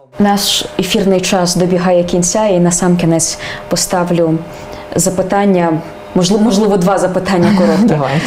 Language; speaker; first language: Ukrainian; native; Ukrainian